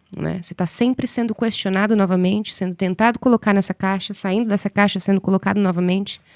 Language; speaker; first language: Portuguese; native; Portuguese